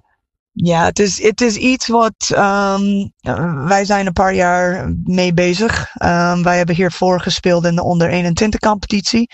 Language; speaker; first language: Dutch; non-native, fluent; English